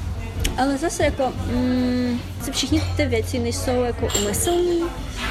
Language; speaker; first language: Czech; non-native, fluent; Ukrainian